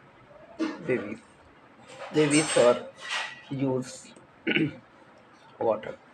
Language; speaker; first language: English; non-native, learner; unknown